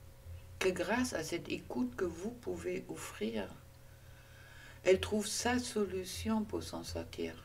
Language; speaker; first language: French; non-native, fluent; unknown